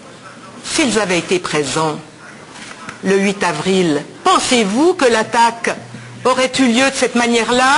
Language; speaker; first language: French; native; French